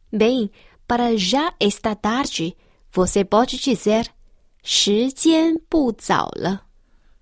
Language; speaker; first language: Portuguese; non-native, fluent; Chinese